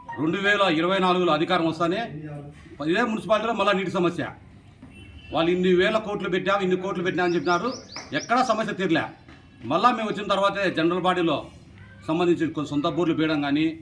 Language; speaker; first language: Telugu; native; Telugu